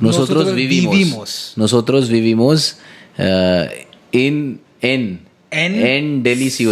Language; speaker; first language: Spanish; non-native, learner; Hindi